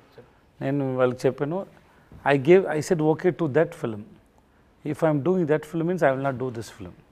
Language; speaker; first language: Telugu; non-native, learner; Tamil